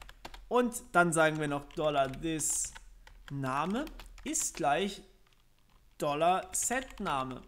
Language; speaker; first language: German; native; German